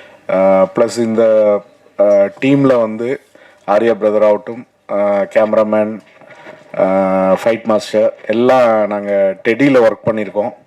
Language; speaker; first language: Tamil; native; Tamil